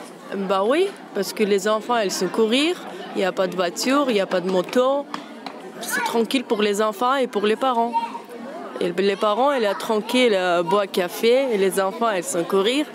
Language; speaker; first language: French; non-native, learner; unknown